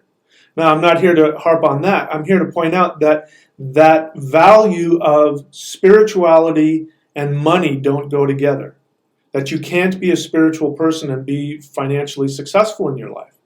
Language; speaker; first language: English; native; English